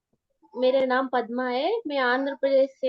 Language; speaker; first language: Hindi; non-native, local second language; Telugu